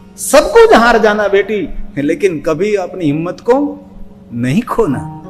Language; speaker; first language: Hindi; non-native, local second language; Gujarati